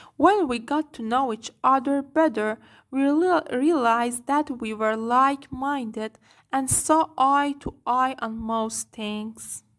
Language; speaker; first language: English; non-native, fluent; Persian